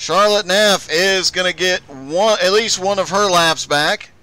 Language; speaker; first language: English; native; English